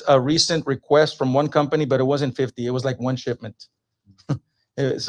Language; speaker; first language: English; native; English